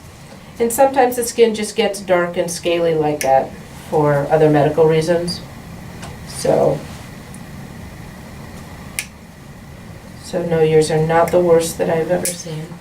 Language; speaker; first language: English; native; English